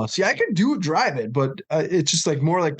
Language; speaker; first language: English; native; English